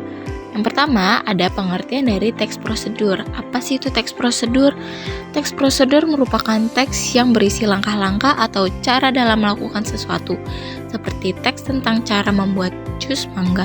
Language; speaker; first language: Indonesian; native; Indonesian